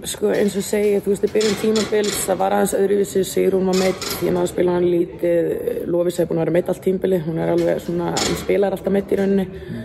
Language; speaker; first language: Icelandic; native; Icelandic